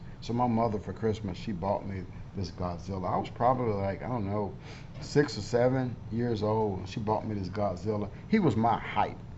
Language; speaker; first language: English; native; English